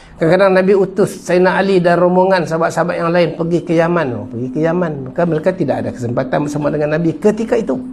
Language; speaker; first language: Malay; native; Malay